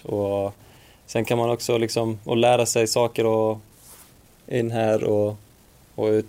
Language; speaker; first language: Swedish; non-native, fluent; Icelandic